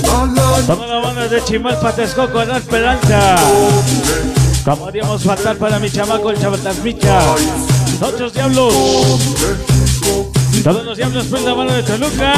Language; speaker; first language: Spanish; native; Spanish